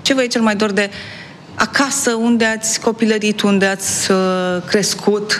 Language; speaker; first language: Romanian; native; Romanian